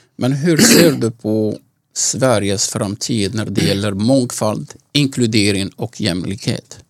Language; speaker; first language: Swedish; non-native, fluent; Arabic